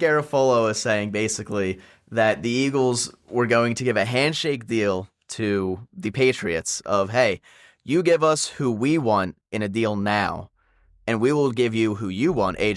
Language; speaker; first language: English; native; English